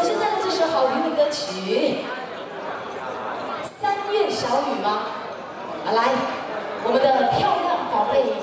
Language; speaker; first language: Chinese; native; Chinese